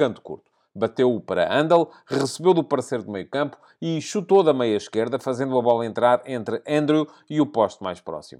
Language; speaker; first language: Portuguese; native; Portuguese